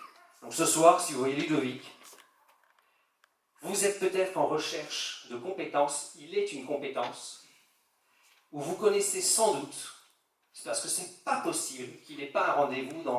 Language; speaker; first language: French; native; French